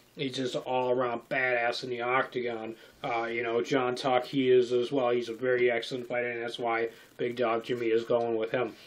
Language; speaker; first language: English; native; English